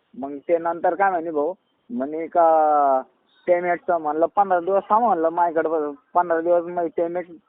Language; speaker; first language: Marathi; native; Marathi